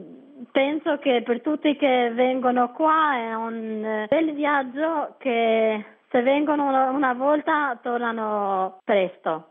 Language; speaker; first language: Italian; non-native, learner; Albanian